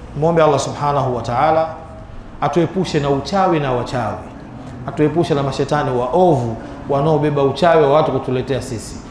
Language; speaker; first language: Swahili; native; Swahili